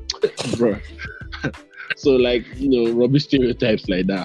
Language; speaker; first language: English; non-native, local second language; Yoruba